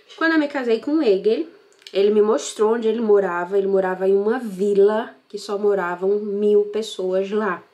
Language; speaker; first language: Portuguese; native; Portuguese